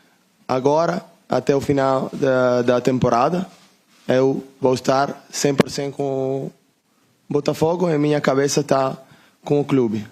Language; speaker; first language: Portuguese; non-native, learner; Italian